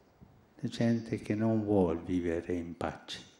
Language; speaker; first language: Italian; non-native, fluent; Spanish